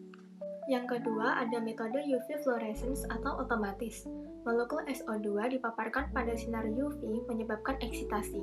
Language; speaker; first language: Indonesian; native; Indonesian